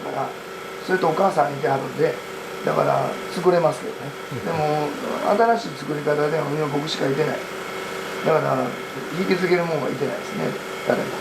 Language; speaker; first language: Japanese; native; Japanese